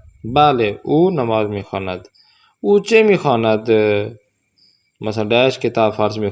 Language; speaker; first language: Persian; non-native, fluent; Urdu